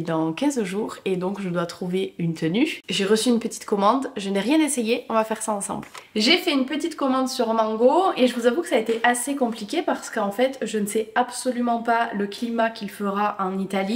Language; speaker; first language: French; native; French